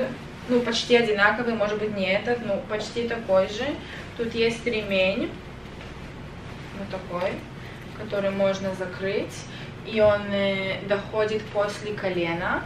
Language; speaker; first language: Russian; early bilingual, other home language; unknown